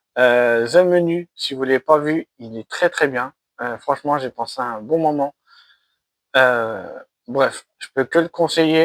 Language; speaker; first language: French; native; French